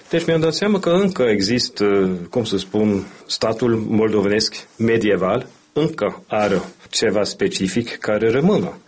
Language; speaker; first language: Romanian; non-native, fluent; Norwegian